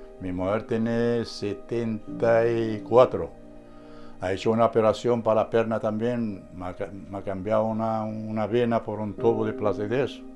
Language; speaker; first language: Spanish; non-native, fluent; Arabic